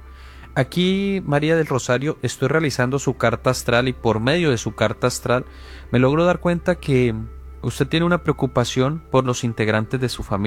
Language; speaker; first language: Spanish; native; Spanish